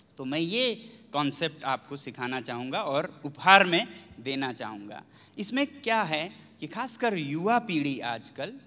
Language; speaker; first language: Hindi; non-native, local second language; Ladakhi